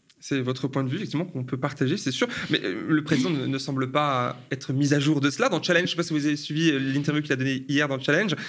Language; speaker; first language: French; native; French